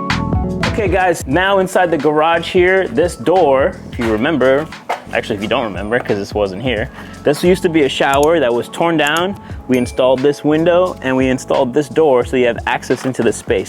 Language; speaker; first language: English; native; English